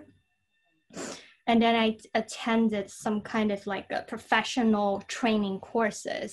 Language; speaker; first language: English; non-native, fluent; Cantonese